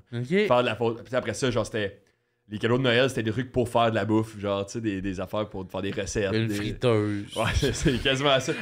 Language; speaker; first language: French; native; French